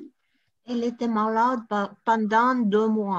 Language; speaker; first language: French; non-native, learner; Russian